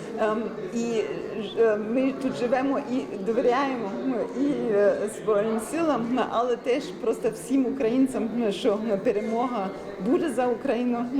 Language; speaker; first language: Ukrainian; non-native, fluent; German